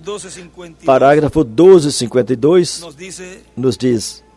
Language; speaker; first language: Portuguese; native; Portuguese